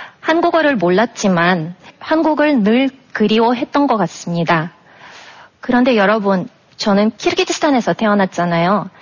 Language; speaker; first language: Korean; non-native, fluent; Russian